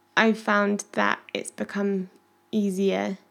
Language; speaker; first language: English; native; English